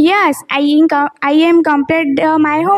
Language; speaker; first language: English; non-native, learner; Gujarati